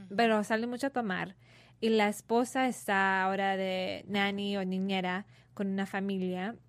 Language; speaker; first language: Spanish; early bilingual, heritage; Spanish